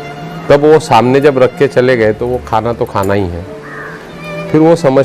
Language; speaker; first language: Hindi; native; Hindi